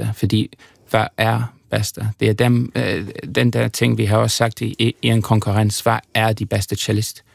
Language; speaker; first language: Danish; non-native, learner; English